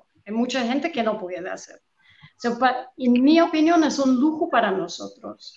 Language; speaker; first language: Spanish; non-native, fluent; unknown